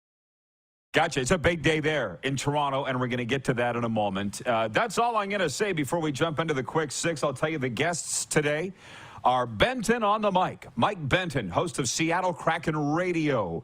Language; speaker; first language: English; native; English